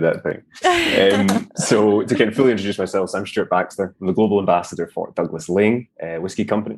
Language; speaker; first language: English; native; English